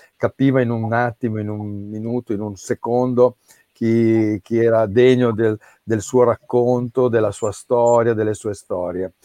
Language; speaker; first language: Italian; native; Italian